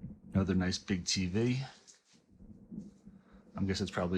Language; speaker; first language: English; native; English